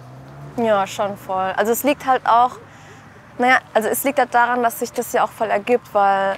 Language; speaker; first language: German; early bilingual, other home language; Vietnamese